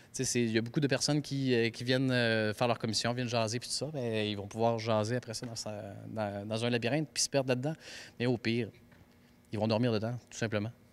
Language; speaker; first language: French; native; French